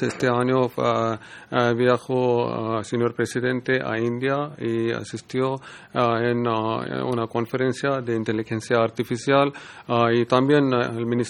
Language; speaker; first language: Spanish; non-native, learner; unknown